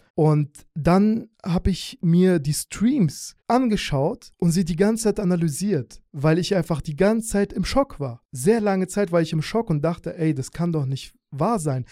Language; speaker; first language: German; early bilingual, other home language; Russian